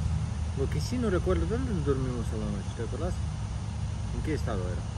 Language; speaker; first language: Spanish; native; Spanish